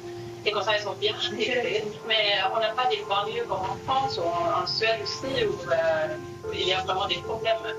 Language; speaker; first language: French; non-native, fluent; Swedish